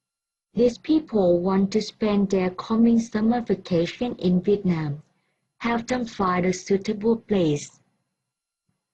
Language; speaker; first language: English; non-native, fluent; Vietnamese